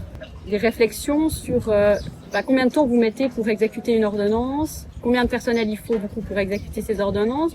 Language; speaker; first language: French; native; French